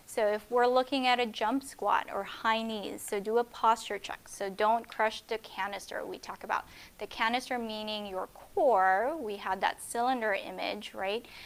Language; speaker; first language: English; native; English